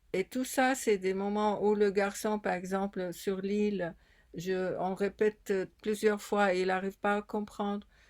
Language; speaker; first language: French; non-native, fluent; Arabic